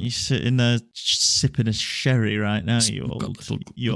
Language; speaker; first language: English; native; English